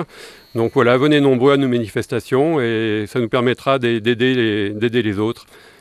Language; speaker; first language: French; native; French